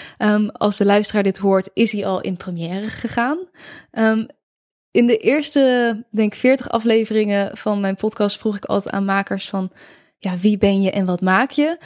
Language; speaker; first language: Dutch; native; Dutch